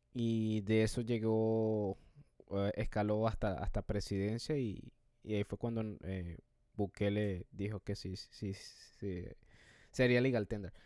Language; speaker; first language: Spanish; native; Spanish